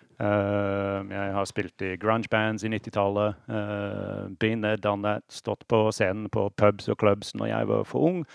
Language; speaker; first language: Norwegian; non-native, fluent; English